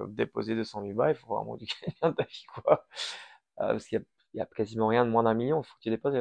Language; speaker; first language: French; early bilingual, other home language; Persian